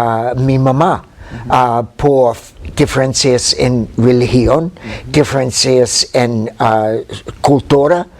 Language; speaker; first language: Spanish; non-native, fluent; English